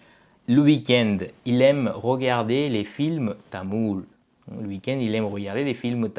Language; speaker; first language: French; non-native, fluent; Tamil